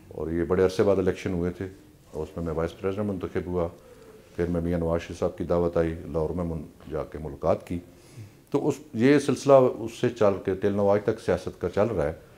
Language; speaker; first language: Urdu; non-native, local second language; Punjabi